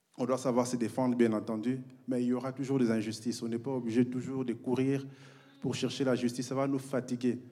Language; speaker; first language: French; non-native, local second language; Lingala